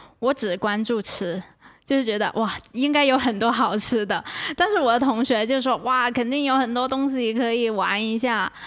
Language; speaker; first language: Chinese; non-native, local second language; Cantonese